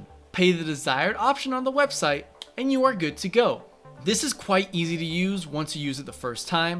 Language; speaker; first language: English; native; English